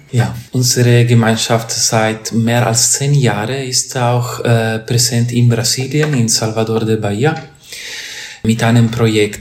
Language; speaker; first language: German; non-native, fluent; Italian